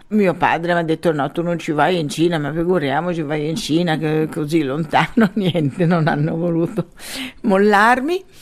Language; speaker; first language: Italian; non-native, fluent; Arabic